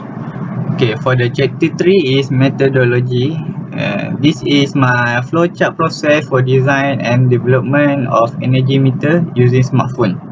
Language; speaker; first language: English; non-native, learner; Malay